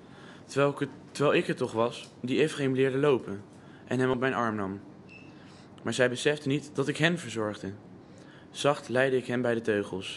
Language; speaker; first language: Dutch; native; Dutch